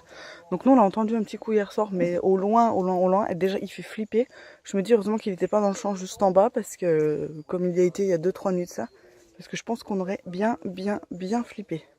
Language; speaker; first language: French; native; French